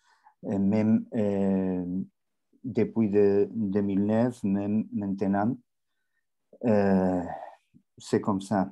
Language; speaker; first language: French; non-native, learner; Spanish